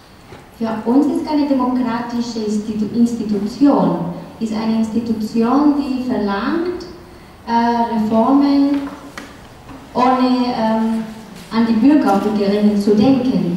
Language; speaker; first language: German; non-native, fluent; Spanish